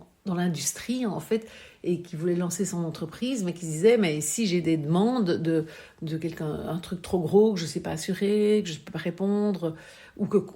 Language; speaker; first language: French; native; French